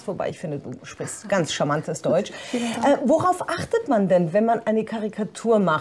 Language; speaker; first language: German; native; German